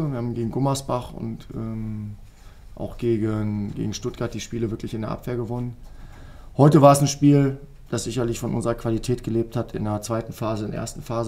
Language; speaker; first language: German; native; German